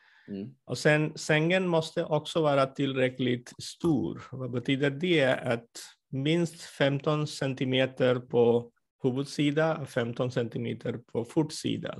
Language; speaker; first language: Swedish; non-native, fluent; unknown